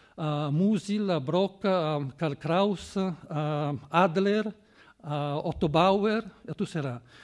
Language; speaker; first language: French; non-native, fluent; Italian